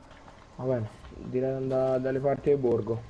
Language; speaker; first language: Italian; native; Italian